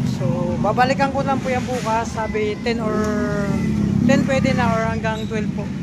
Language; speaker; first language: Filipino; non-native, local second language; Bikol